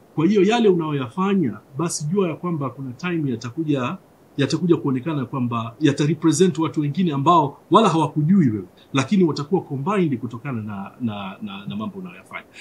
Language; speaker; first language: Swahili; native; Swahili